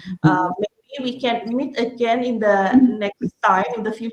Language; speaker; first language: English; non-native, learner; Indonesian